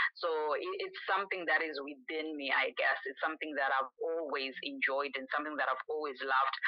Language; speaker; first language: English; non-native, local second language; Shona